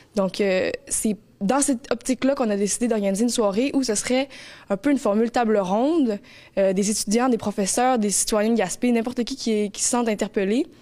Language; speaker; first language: French; native; French